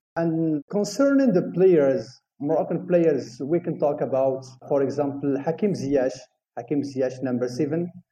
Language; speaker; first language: English; non-native, fluent; Arabic